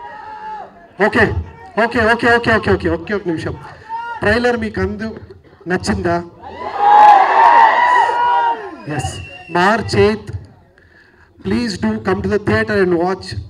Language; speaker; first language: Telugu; non-native, fluent; Kannada